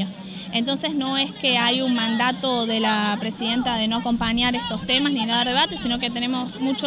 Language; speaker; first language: Spanish; native; Spanish